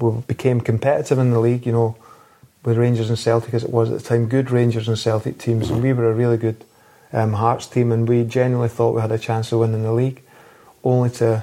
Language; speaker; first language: English; native; English